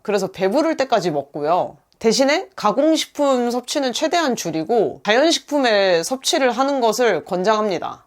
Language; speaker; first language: Korean; native; Korean